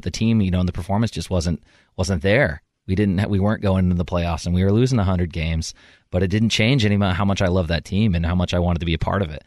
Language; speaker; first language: English; native; English